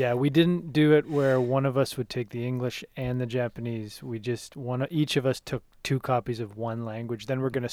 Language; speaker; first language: English; native; English